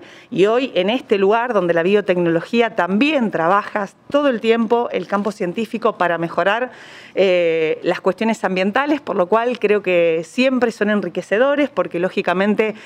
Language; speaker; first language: Spanish; native; Spanish